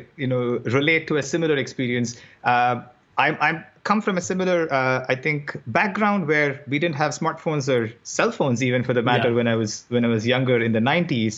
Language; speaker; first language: English; non-native, local second language; Tamil